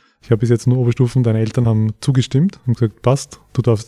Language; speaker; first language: German; native; German